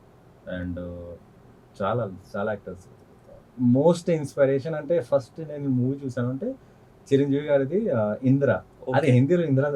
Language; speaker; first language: Telugu; non-native, local second language; Hindi